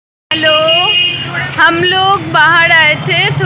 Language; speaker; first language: Hindi; non-native, local second language; Bangla